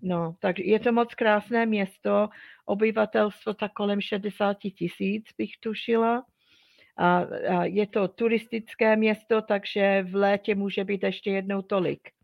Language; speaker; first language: Czech; non-native, fluent; English